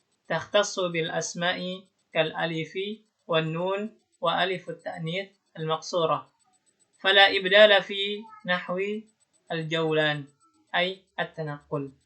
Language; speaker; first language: Arabic; non-native, learner; Indonesian